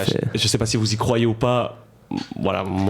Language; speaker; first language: French; native; French